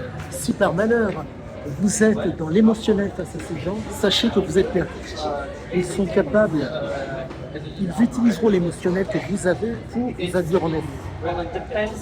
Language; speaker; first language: French; native; French